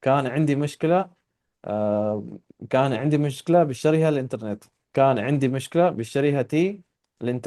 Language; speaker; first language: Arabic; non-native, fluent; Urdu